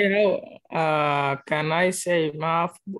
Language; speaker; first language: English; non-native, fluent; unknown